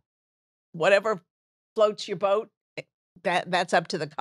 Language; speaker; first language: English; native; English